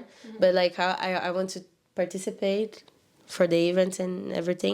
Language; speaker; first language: English; non-native, learner; Portuguese